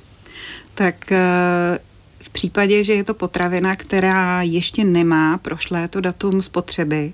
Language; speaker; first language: Czech; native; Czech